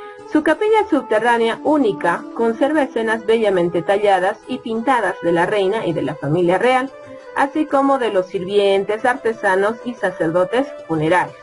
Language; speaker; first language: Spanish; native; Spanish